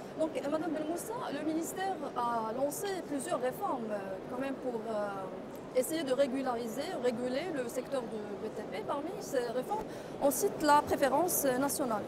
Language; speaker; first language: French; non-native, local second language; Arabic